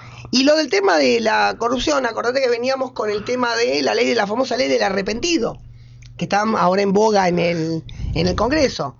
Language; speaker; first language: Spanish; native; Spanish